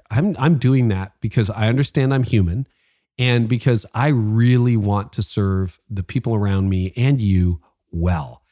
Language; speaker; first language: English; native; English